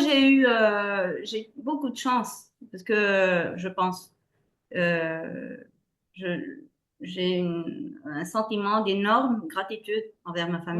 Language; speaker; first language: French; non-native, fluent; Spanish